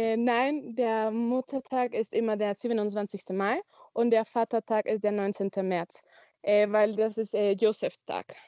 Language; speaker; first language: German; non-native, learner; Spanish